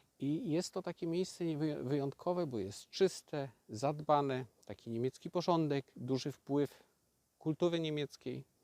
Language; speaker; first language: Polish; native; Polish